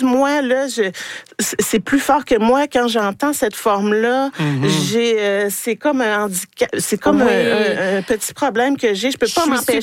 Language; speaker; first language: French; native; French